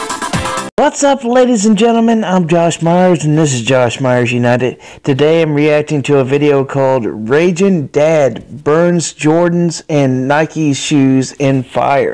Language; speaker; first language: English; native; English